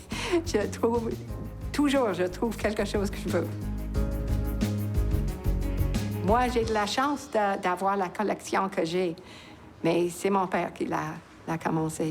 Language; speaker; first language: French; non-native, local second language; English